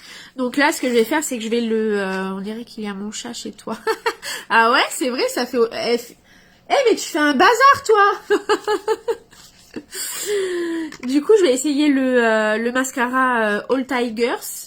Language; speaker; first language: French; native; French